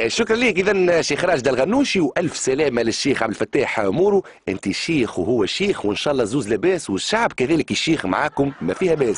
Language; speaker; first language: Arabic; native; Arabic